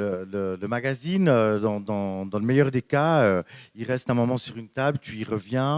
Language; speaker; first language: French; native; French